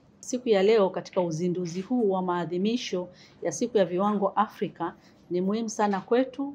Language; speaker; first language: Swahili; native; Swahili